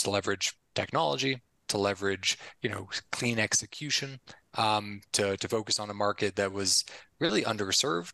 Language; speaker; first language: English; native; English